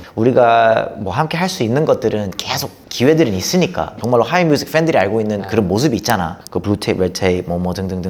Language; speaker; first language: Korean; early bilingual, heritage; Korean